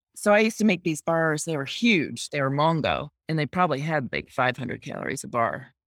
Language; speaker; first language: English; native; English